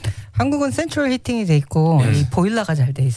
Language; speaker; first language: Korean; native; Korean